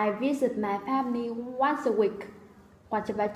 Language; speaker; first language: English; non-native, learner; Vietnamese